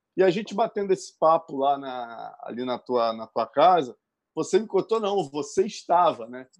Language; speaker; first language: Portuguese; native; Portuguese